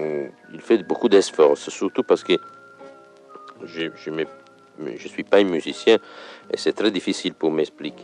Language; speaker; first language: French; non-native, fluent; Italian